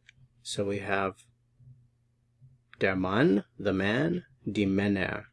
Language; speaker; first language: German; non-native, fluent; English